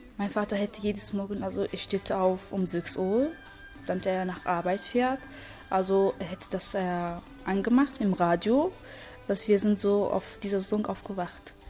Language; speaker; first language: German; non-native, learner; Arabic